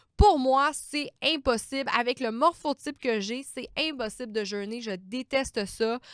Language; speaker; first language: French; native; French